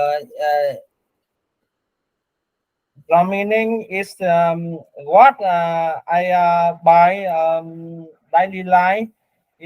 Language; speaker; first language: English; non-native, learner; Vietnamese